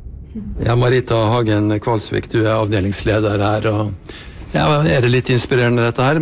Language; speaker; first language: Norwegian; native; Norwegian